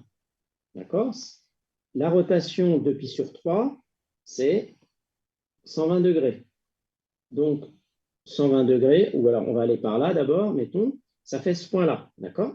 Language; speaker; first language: French; native; French